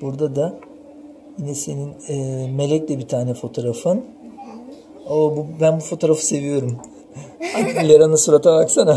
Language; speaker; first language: Turkish; native; Turkish